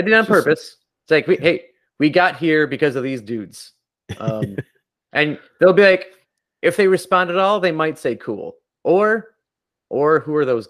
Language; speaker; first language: English; native; English